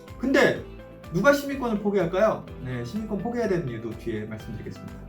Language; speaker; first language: Korean; native; Korean